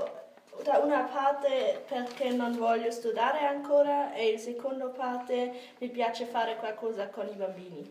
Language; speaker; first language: Italian; non-native, learner; German